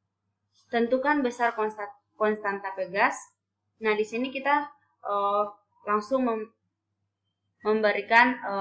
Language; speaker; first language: Indonesian; native; Indonesian